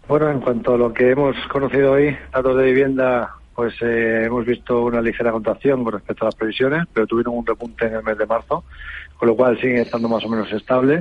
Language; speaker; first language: Spanish; native; Spanish